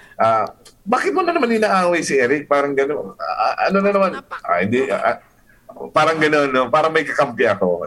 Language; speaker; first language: Filipino; native; Filipino